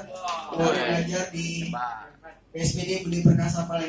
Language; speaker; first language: Indonesian; native; Indonesian